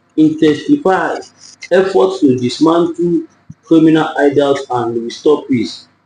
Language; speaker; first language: English; non-native, local second language; Yoruba